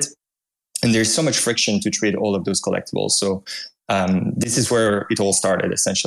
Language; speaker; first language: English; non-native, fluent; French